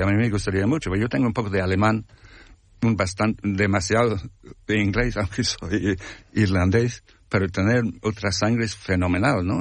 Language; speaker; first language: Spanish; non-native, fluent; English